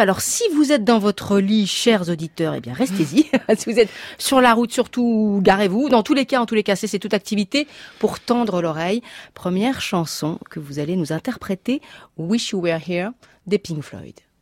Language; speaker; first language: French; native; French